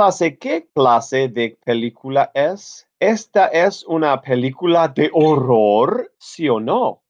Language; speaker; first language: Spanish; non-native, fluent; English